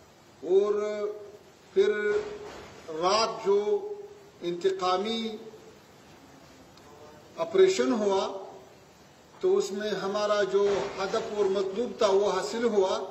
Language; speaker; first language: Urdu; non-native, fluent; Pashto